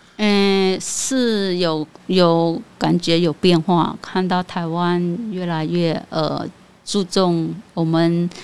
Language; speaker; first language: Chinese; non-native, fluent; Khmer